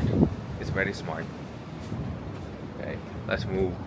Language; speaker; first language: English; non-native, learner; Korean